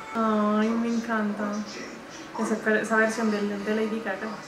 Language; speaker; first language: Spanish; native; Spanish